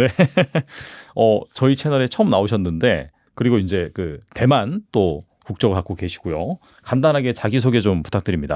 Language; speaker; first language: Korean; native; Korean